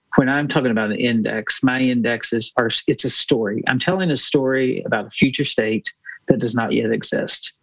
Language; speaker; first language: English; native; English